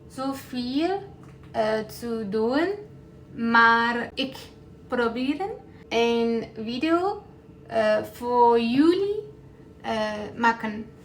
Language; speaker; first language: Dutch; non-native, learner; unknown